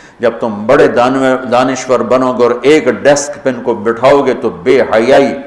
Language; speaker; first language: Urdu; non-native, local second language; Punjabi